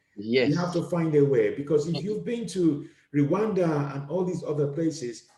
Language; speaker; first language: English; non-native, fluent; Italian